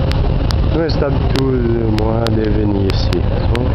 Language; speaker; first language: French; non-native, learner; Portuguese